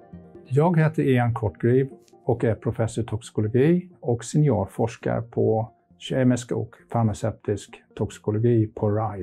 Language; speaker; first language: Swedish; non-native, fluent; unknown